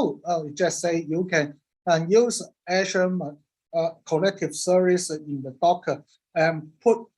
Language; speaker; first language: English; non-native, learner; Cantonese